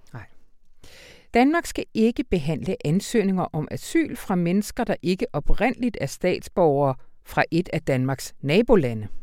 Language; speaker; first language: Danish; native; Danish